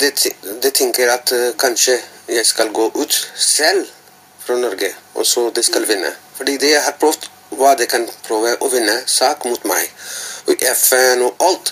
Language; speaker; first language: Norwegian; non-native, learner; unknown